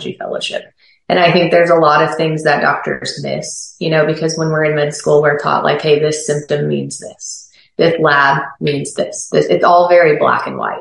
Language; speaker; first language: English; native; English